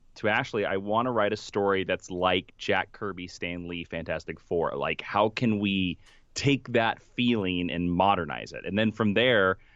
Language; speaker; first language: English; native; English